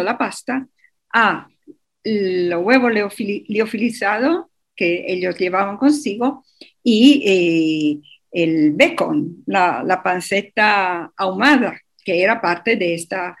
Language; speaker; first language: Spanish; non-native, fluent; Italian